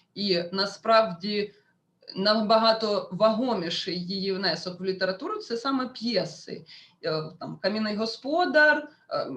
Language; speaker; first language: Ukrainian; non-native, local second language; Russian